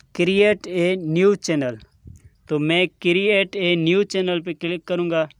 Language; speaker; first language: Urdu; non-native, local second language; Sindhi